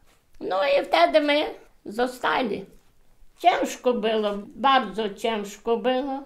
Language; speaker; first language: Polish; early bilingual, heritage; Polish